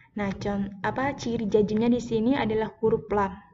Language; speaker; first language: Indonesian; native; Indonesian